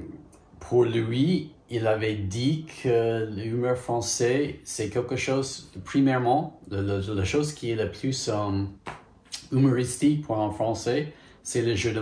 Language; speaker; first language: French; non-native, fluent; English